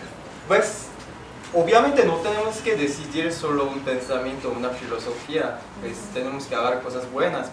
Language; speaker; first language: Spanish; non-native, fluent; Korean